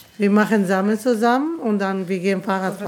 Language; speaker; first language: German; non-native, learner; Arabic